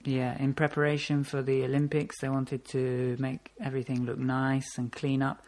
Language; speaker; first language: English; native; English